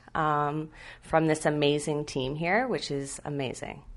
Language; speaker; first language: English; native; English